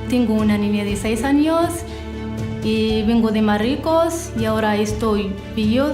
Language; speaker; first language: Spanish; non-native, learner; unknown